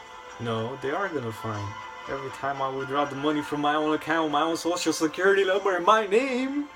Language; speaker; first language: English; native; English